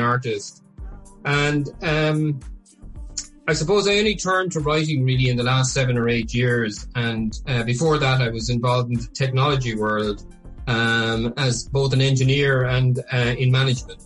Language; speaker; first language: English; native; English